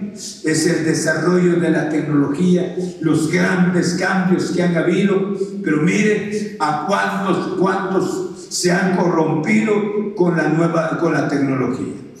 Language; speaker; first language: Spanish; native; Spanish